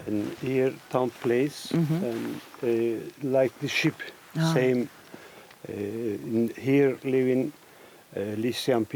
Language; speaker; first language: English; non-native, learner; Turkish